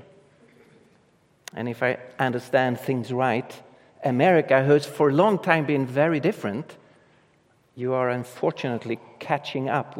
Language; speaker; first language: English; non-native, fluent; Swedish